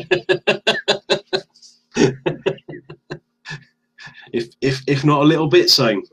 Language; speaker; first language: English; native; English